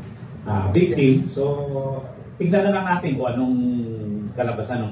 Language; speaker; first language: Filipino; native; Filipino